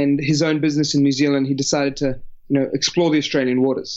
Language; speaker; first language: English; native; English